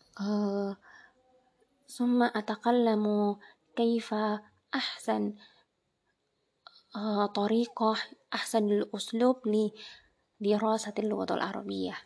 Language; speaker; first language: Arabic; non-native, learner; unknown